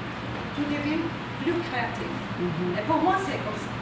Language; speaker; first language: French; non-native, fluent; Spanish